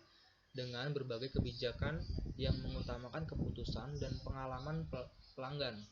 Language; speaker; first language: Indonesian; native; Indonesian